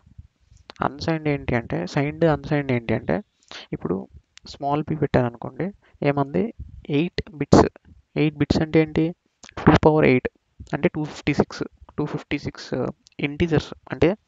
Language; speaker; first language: Telugu; native; Telugu